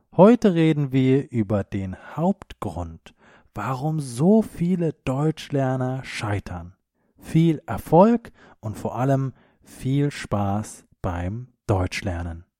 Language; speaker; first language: German; native; German